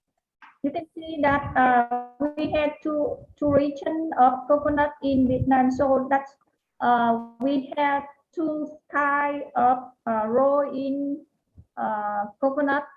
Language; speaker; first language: English; non-native, learner; Vietnamese